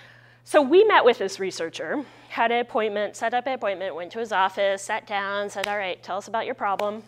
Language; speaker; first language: English; native; English